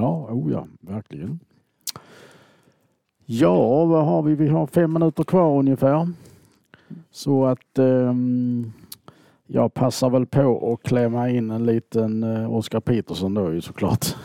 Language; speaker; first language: Swedish; native; Swedish